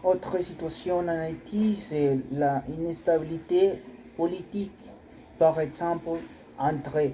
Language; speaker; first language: French; non-native, learner; Spanish